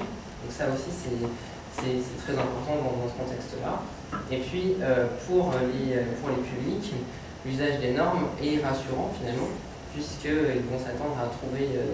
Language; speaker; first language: French; native; French